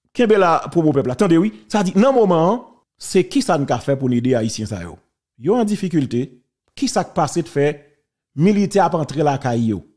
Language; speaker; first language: French; non-native, local second language; Haitian Creole